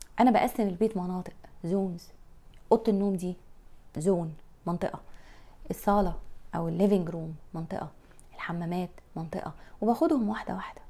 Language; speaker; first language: Arabic; native; Arabic